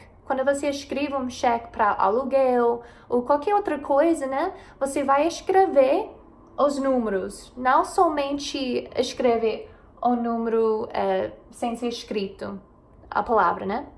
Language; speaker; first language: Portuguese; non-native, fluent; English